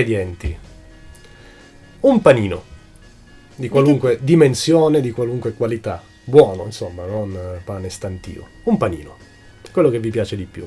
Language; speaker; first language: Italian; native; Italian